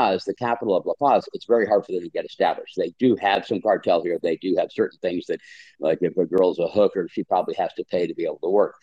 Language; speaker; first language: English; native; English